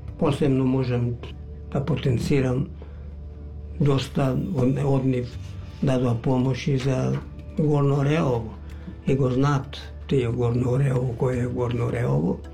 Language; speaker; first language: Macedonian; native; Macedonian